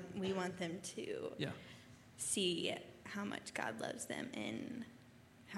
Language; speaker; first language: English; native; English